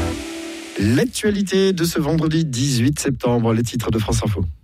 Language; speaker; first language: French; native; French